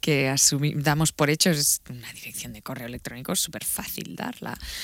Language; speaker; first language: Spanish; native; Spanish